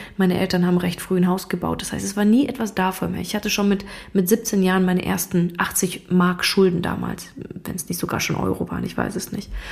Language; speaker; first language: German; early bilingual, other home language; Russian